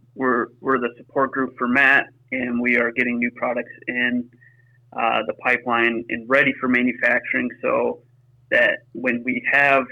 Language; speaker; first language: English; native; English